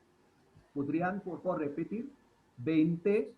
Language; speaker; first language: Spanish; non-native, fluent; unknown